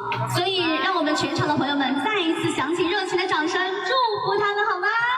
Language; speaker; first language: Chinese; native; Chinese